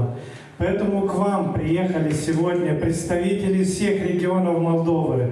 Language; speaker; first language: Russian; non-native, local second language; Romanian